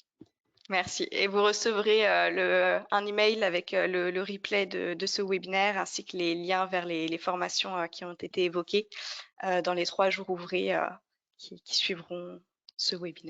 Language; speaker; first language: French; native; French